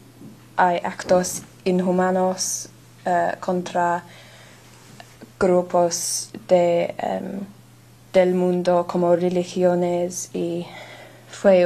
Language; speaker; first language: Spanish; non-native, learner; English